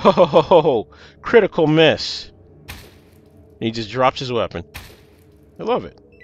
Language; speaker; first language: English; native; English